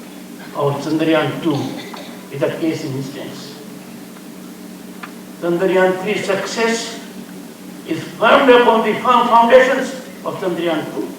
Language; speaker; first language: English; non-native, local second language; Hindi